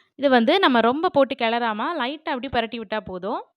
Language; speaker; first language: Tamil; native; Tamil